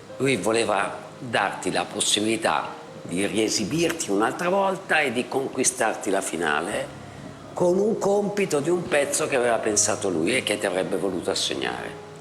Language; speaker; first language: Italian; native; Italian